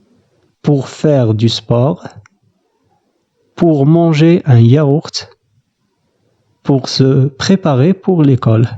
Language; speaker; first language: French; non-native, fluent; Arabic